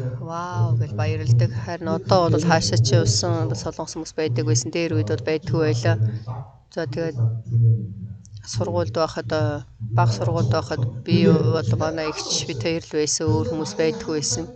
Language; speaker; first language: Mongolian; early bilingual, other home language; Korean